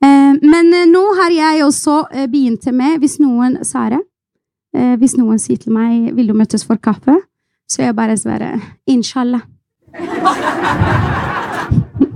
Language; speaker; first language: Norwegian; non-native, fluent; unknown